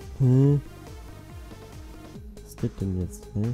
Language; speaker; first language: German; native; German